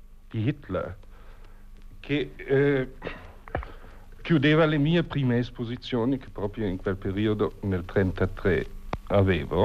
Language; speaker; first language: Italian; non-native, fluent; German